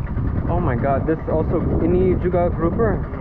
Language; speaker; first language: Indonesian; non-native, learner; English